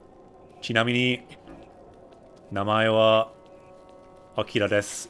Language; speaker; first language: Japanese; non-native, fluent; English